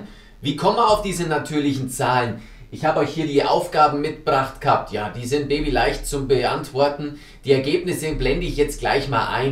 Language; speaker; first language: German; native; German